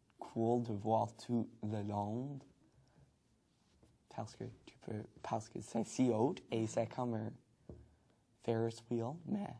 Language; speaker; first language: French; non-native, learner; English